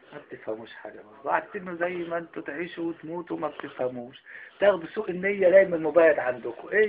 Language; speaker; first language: Arabic; native; Arabic